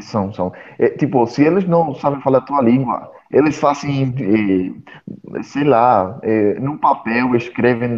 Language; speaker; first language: Portuguese; non-native, fluent; Spanish